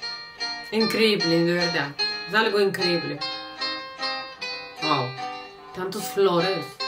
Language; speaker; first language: Spanish; non-native, fluent; Russian